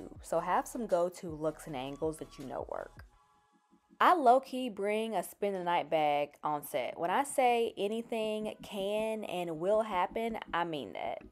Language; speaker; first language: English; native; English